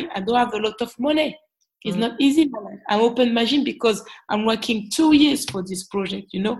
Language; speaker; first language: English; non-native, learner; French